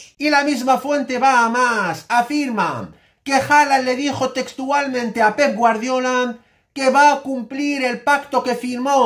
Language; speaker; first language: Spanish; native; Spanish